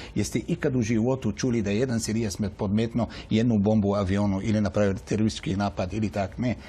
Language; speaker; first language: Bosnian; non-native, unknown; Arabic